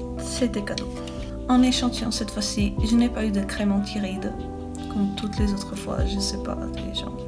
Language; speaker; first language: French; early bilingual, other home language; Portuguese